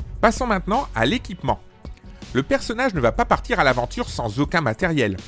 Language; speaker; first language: French; native; French